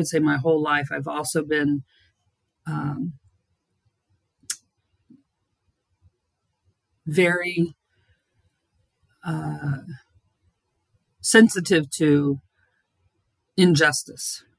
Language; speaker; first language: English; native; English